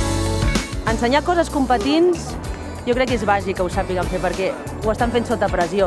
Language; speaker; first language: Catalan; native; Catalan